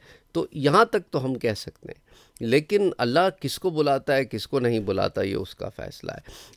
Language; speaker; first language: Urdu; native; Urdu